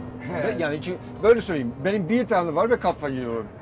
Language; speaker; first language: Turkish; non-native, fluent; Dutch